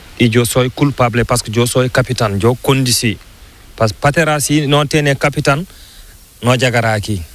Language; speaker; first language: Spanish; non-native, learner; Fula